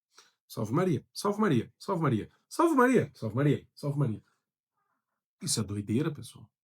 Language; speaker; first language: Portuguese; native; Portuguese